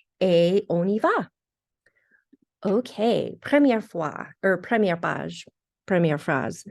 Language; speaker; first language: French; non-native, fluent; English